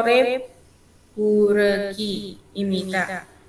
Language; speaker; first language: Korean; non-native, learner; Indonesian